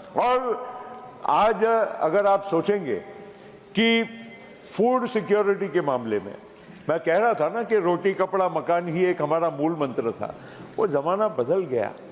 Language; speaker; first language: Hindi; non-native, local second language; Gujarati